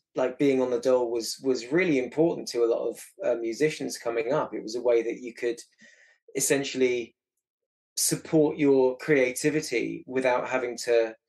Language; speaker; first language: English; native; English